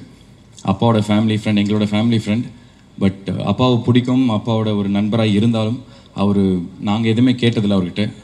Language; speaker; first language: Tamil; native; Tamil